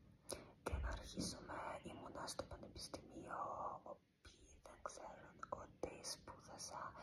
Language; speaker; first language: Greek; non-native, learner; Ukrainian